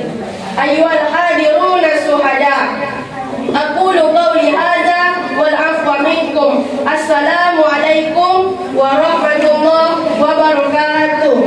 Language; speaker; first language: Arabic; non-native, learner; Indonesian